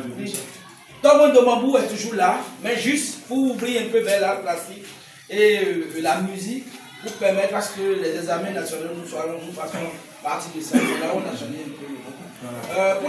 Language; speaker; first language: French; non-native, local second language; Fon